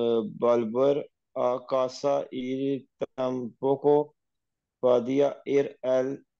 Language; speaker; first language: Spanish; non-native, learner; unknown